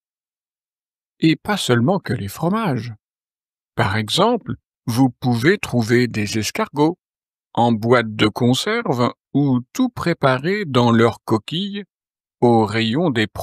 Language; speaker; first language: French; native; French